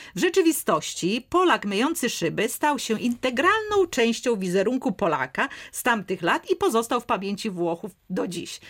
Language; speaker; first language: Polish; native; Polish